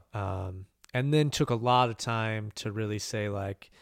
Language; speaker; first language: English; native; English